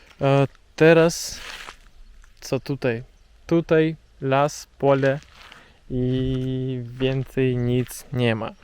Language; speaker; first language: Polish; non-native, learner; Russian